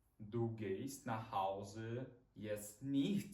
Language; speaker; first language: German; non-native, fluent; Ukrainian